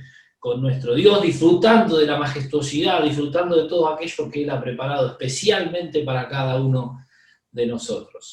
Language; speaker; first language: Spanish; native; Spanish